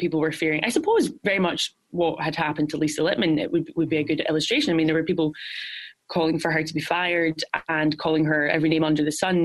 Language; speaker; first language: English; native; English